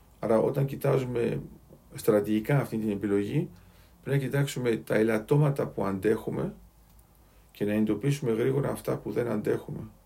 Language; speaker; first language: Greek; native; Greek